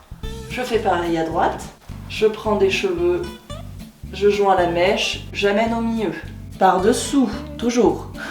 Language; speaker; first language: French; native; French